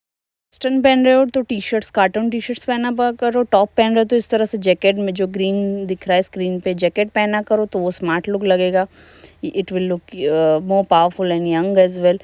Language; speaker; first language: Hindi; native; Hindi